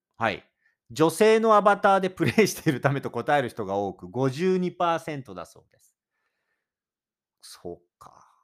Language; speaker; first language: Japanese; native; Japanese